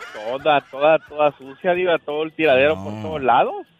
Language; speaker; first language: Spanish; native; Spanish